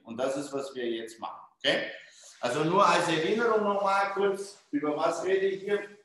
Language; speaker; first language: German; non-native, fluent; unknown